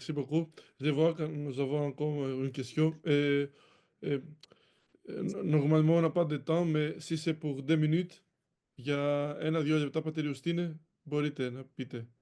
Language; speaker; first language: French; non-native, fluent; Greek